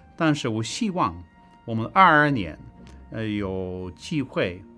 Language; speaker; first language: Chinese; non-native, fluent; English